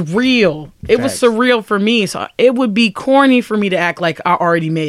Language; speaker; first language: English; native; English